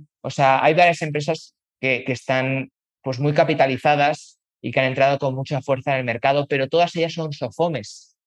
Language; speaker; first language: Spanish; native; Spanish